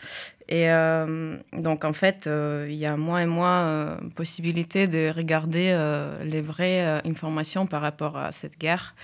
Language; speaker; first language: French; non-native, fluent; Russian